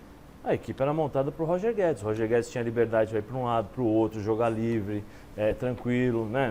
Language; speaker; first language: Portuguese; native; Portuguese